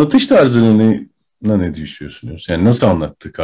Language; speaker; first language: Turkish; native; Turkish